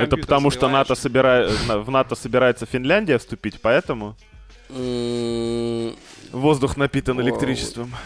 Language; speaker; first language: Russian; native; Russian